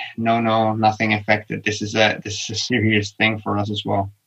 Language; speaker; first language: English; non-native, fluent; Finnish